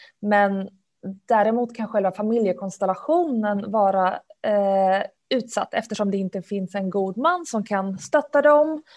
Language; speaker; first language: Swedish; early bilingual, other home language; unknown